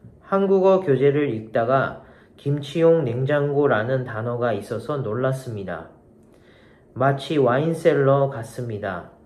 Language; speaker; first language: Korean; non-native, learner; Japanese